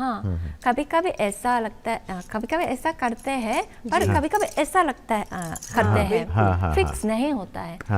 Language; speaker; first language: Hindi; non-native, learner; Japanese